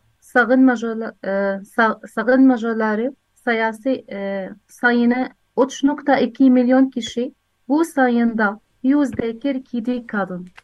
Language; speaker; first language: Turkish; non-native, learner; Arabic